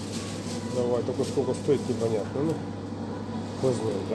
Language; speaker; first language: Russian; non-native, local second language; Ukrainian